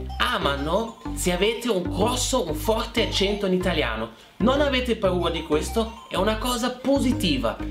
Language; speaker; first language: Italian; non-native, fluent; German